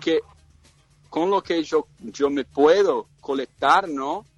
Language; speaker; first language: Spanish; non-native, fluent; Portuguese